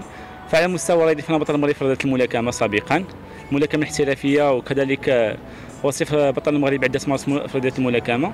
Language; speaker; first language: Arabic; native; Arabic